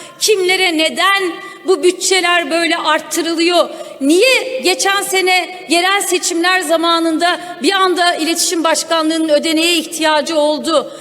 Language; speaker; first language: Turkish; non-native, local second language; Kurdish